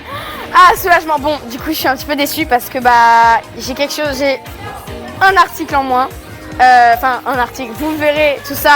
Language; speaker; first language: French; native; French